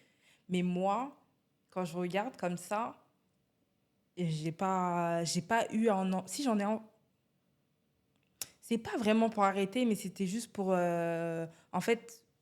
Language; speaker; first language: French; native; French